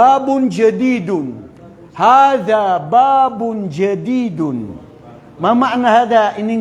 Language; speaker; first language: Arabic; non-native, fluent; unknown